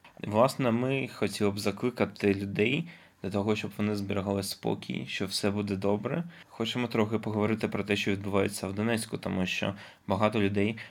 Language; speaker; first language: Ukrainian; non-native, local second language; Russian